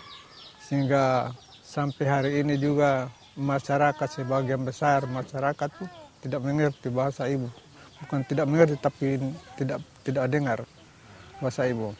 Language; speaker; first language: Indonesian; non-native, local second language; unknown